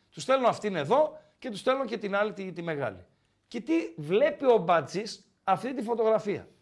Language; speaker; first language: Greek; native; Greek